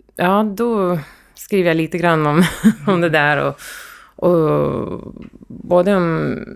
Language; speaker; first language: Swedish; early bilingual, heritage; Swedish